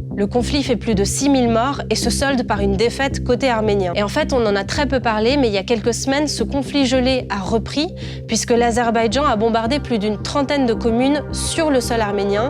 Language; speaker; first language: French; native; French